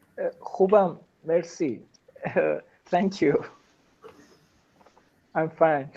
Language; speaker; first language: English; non-native, learner; Persian